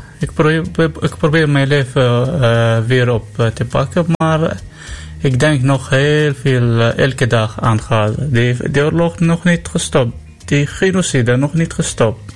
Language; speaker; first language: Dutch; non-native, learner; Arabic